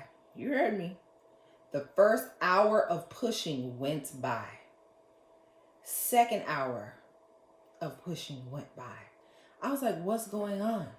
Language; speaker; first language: English; native; English